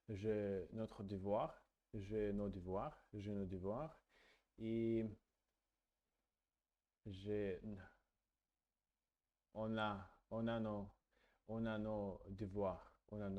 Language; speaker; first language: French; non-native, learner; English